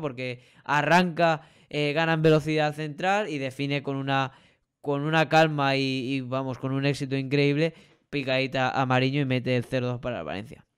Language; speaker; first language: Spanish; native; Spanish